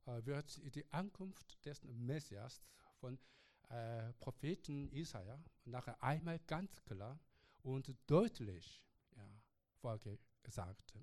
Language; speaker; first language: German; non-native, learner; Korean